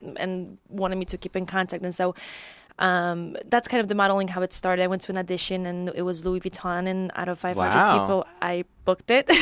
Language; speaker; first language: English; early bilingual, other home language; Polish